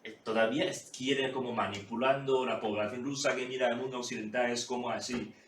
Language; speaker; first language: Spanish; non-native, fluent; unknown